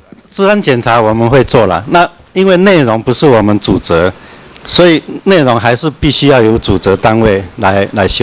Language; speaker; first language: Chinese; native; Chinese